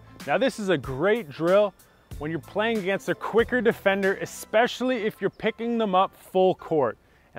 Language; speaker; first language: English; native; English